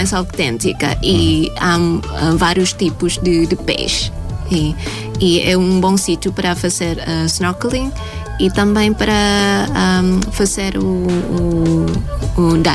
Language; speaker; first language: Portuguese; non-native, fluent; Thai